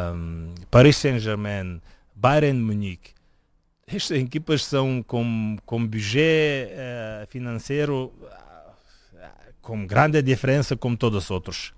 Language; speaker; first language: Portuguese; non-native, fluent; Bulgarian